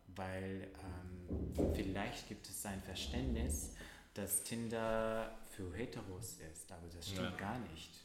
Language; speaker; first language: German; non-native, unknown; Russian